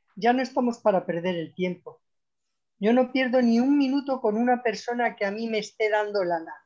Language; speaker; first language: Spanish; native; Spanish